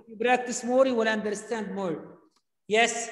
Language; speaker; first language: English; non-native, fluent; Arabic